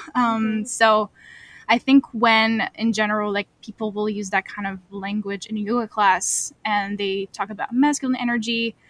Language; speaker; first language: English; non-native, fluent; French